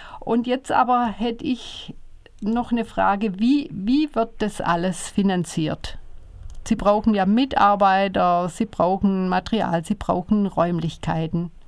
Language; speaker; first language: German; native; German